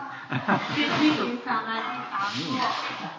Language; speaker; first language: English; non-native, learner; Thai